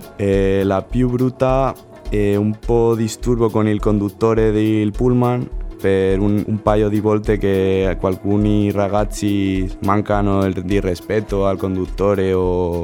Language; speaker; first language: Italian; non-native, learner; Spanish